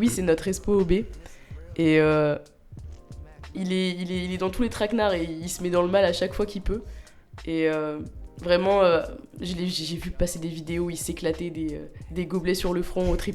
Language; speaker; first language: French; native; French